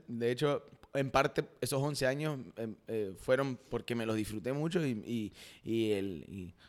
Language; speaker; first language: Spanish; native; Spanish